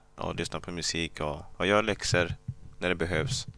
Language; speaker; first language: Swedish; early bilingual, other home language; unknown